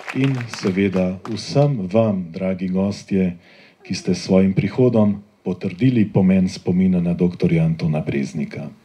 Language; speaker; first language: Slovenian; native; Slovenian